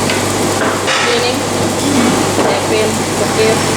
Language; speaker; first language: English; non-native, fluent; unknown